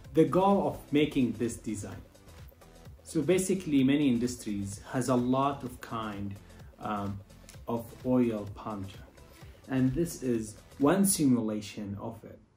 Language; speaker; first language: English; non-native, learner; Arabic